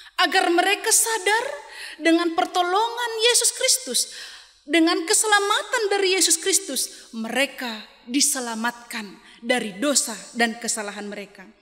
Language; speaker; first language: Indonesian; non-native, local second language; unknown